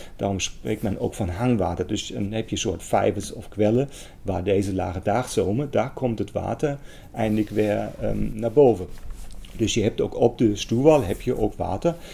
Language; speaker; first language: Dutch; non-native, fluent; German